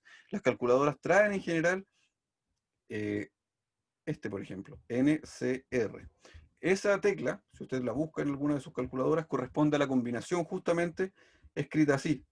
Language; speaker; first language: Spanish; native; Spanish